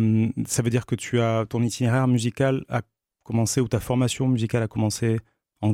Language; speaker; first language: French; native; French